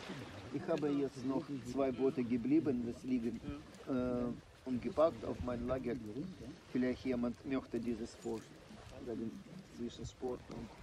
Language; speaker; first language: German; non-native, learner; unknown